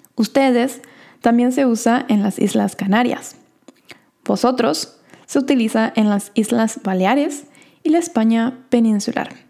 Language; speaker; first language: Spanish; native; Spanish